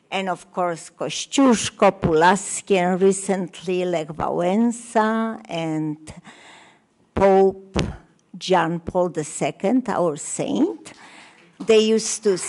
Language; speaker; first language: English; non-native, learner; Polish